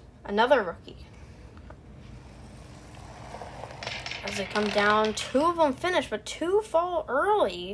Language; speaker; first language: English; native; English